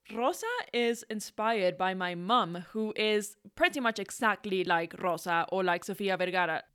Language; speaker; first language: English; non-native, fluent; Spanish